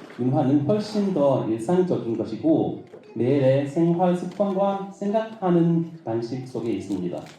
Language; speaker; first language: Korean; non-native, fluent; English